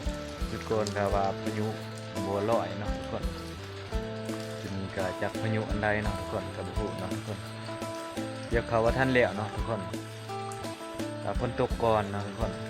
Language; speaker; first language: Thai; non-native, local second language; Northeastern Thai